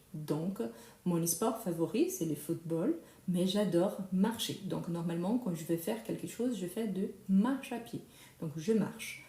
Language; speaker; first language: French; non-native, fluent; Portuguese